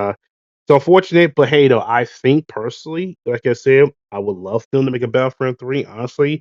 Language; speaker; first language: English; native; English